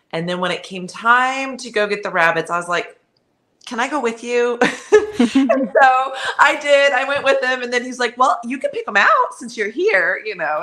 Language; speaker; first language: English; native; English